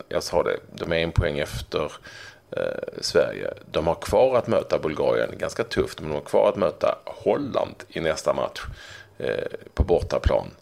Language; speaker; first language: Swedish; native; Swedish